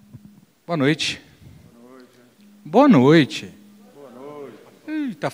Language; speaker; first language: Portuguese; native; Portuguese